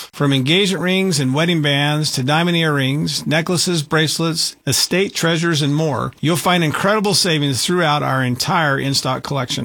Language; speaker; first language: English; native; English